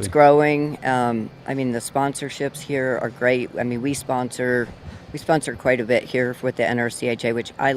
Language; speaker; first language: English; native; English